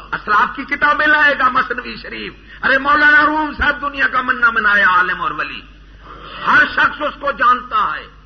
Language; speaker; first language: Urdu; non-native, local second language; Punjabi